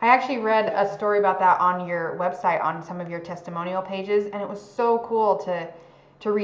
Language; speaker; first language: English; native; English